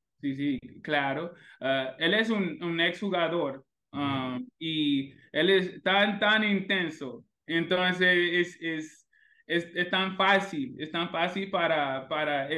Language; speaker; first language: Spanish; non-native, learner; English